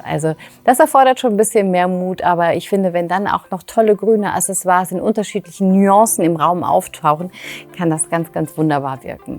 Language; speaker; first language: German; native; German